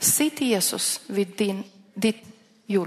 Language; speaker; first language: Swedish; non-native, learner; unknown